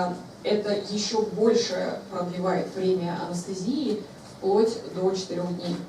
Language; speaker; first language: Russian; native; Russian